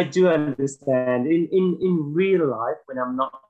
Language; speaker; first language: English; non-native, fluent; German